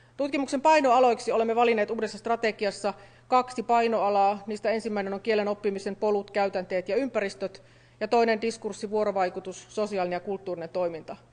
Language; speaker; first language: Finnish; native; Finnish